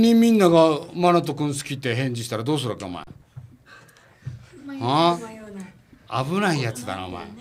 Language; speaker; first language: Japanese; native; Japanese